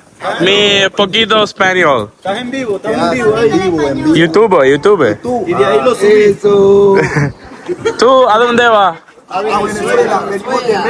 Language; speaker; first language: Spanish; non-native, learner; Malayalam